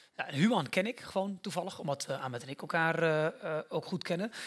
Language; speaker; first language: Dutch; native; Dutch